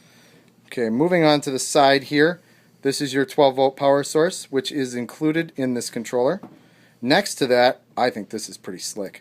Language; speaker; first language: English; native; English